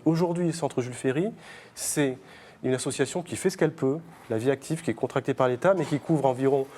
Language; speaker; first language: French; native; French